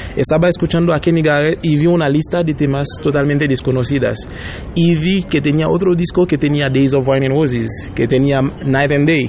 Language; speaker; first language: Spanish; non-native, fluent; Haitian Creole